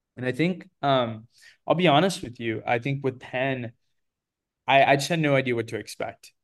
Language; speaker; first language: English; early bilingual, other home language; Portuguese